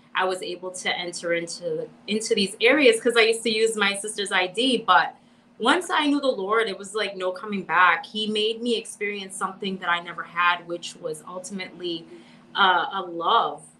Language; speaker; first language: English; native; English